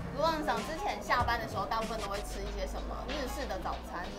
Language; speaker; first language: Chinese; native; Chinese